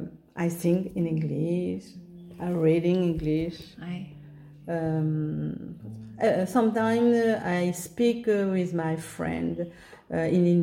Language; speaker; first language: English; non-native, local second language; Morisyen